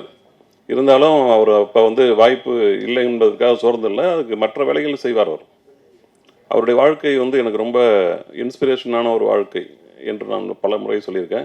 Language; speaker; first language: Tamil; native; Tamil